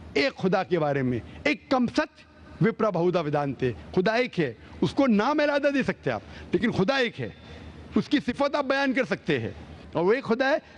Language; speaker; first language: Hindi; non-native, local second language; Konkani